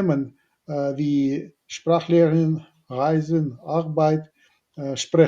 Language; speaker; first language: German; non-native, learner; Russian